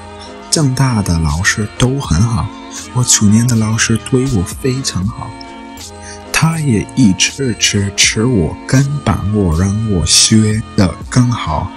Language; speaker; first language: Chinese; non-native, learner; English